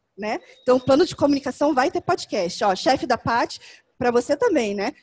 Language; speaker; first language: Portuguese; native; Portuguese